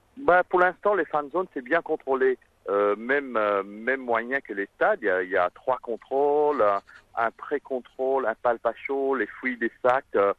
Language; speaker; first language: French; non-native, local second language; Morisyen